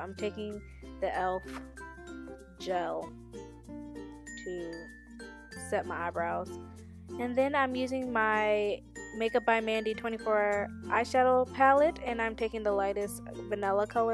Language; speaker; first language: English; native; English